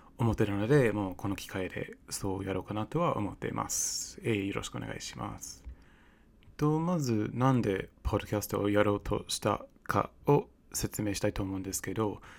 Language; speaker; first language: Japanese; non-native, fluent; English